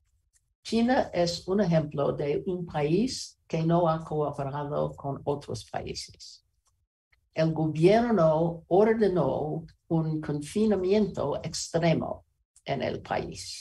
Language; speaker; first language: Spanish; non-native, learner; English